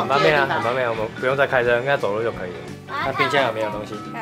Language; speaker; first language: Chinese; native; Chinese